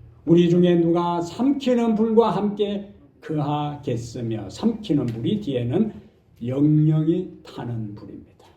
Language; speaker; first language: Korean; native; Korean